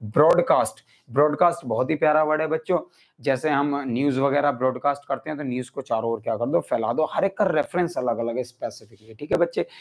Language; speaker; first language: Hindi; native; Hindi